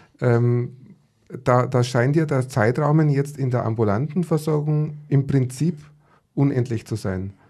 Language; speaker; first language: German; native; German